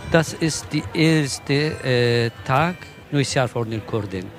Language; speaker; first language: German; non-native, learner; Kurdish